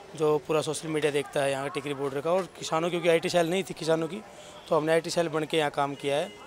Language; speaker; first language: Hindi; native; Hindi